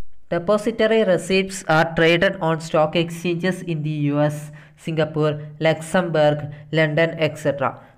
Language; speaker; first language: English; non-native, local second language; Malayalam